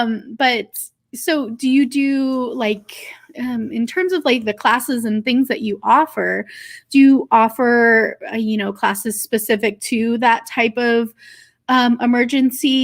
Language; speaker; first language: English; native; English